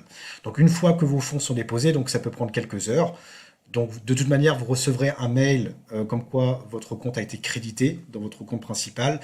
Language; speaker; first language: French; native; French